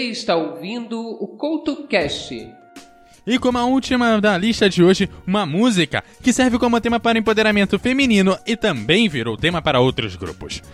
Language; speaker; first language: Portuguese; native; Portuguese